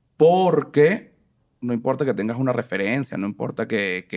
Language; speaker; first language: Spanish; native; Spanish